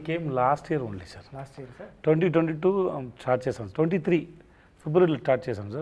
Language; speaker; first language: Telugu; non-native, learner; Tamil